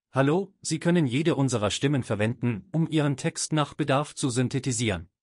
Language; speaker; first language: German; non-native, learner; Spanish